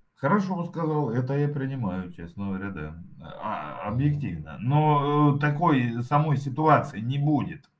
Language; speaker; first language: Russian; native; Russian